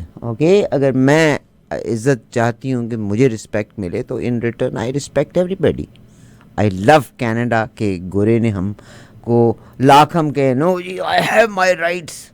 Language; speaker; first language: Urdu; non-native, local second language; Punjabi